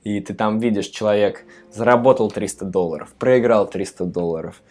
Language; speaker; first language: Russian; native; Russian